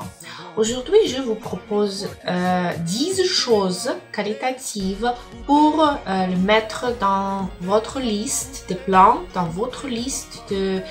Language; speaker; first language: French; non-native, learner; Russian